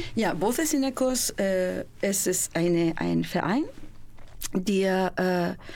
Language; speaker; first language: German; non-native, fluent; Spanish